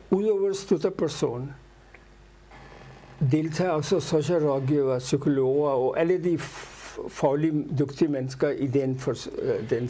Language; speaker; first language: Danish; non-native, fluent; Urdu